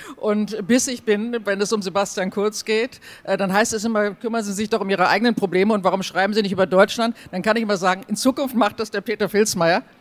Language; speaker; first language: German; native; German